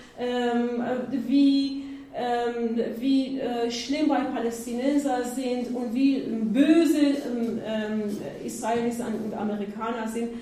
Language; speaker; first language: German; non-native, learner; Persian